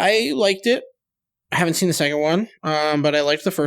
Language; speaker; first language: English; native; English